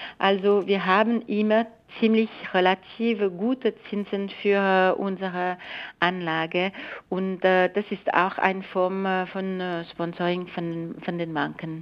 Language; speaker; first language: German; non-native, local second language; French